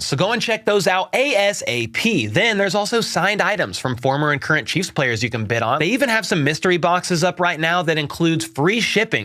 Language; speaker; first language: English; native; English